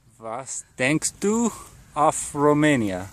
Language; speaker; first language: German; non-native, learner; English